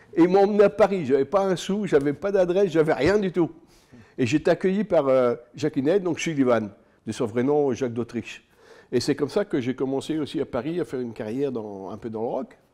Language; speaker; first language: French; native; French